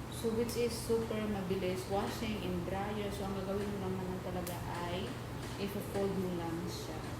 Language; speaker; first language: Filipino; non-native, local second language; Cebuano